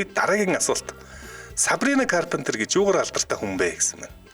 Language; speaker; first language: Mongolian; native; Mongolian